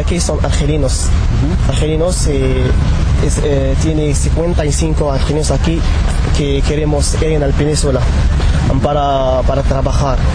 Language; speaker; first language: Spanish; non-native, learner; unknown